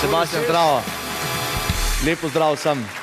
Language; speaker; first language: Slovenian; native; Slovenian